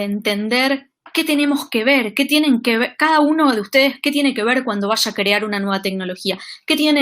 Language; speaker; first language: Spanish; native; Spanish